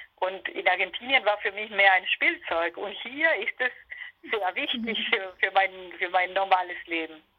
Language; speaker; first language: German; non-native, fluent; Spanish